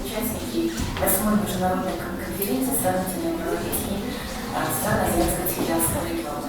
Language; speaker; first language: Russian; native; Russian